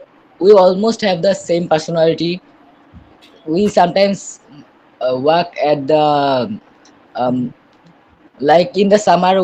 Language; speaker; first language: English; non-native, learner; Bangla